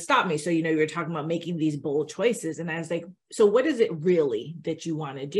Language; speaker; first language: English; native; English